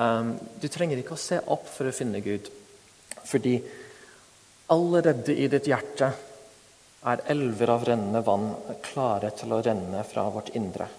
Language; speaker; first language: Norwegian; non-native, fluent; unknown